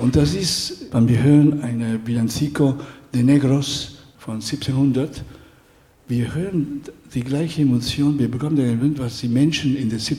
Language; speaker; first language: German; non-native, fluent; Spanish